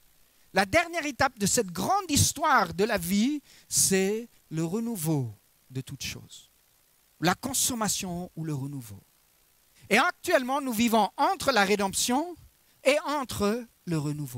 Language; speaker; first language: French; native; French